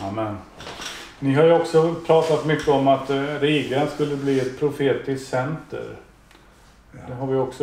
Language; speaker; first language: Swedish; native; Swedish